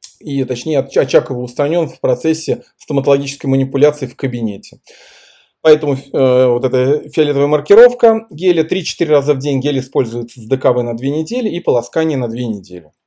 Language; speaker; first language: Russian; native; Russian